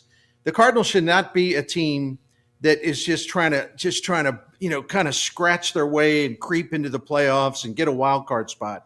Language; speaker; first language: English; native; English